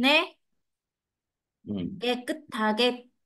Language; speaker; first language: Korean; non-native, learner; Vietnamese